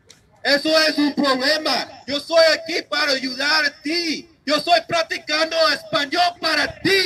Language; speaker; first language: Spanish; non-native, learner; English